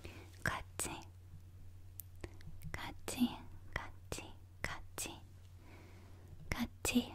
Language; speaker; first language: Japanese; non-native, learner; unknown